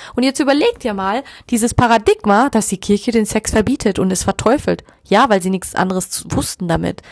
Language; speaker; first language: German; native; German